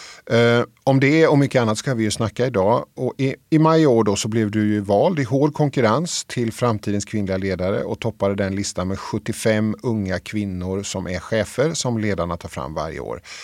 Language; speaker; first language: Swedish; native; Swedish